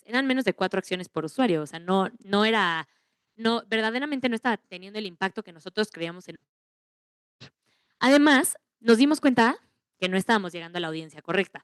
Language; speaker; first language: Spanish; native; Spanish